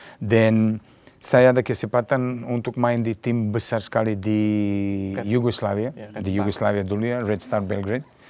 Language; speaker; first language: Indonesian; non-native, fluent; Serbian